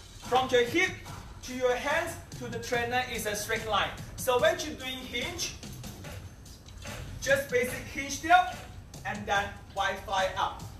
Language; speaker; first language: English; non-native, local second language; Chinese